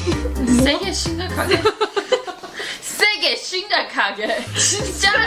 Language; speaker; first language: Korean; early bilingual, heritage; English